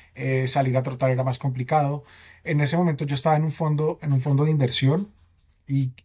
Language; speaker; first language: Spanish; native; Spanish